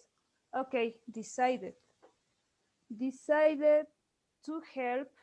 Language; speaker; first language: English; non-native, learner; Spanish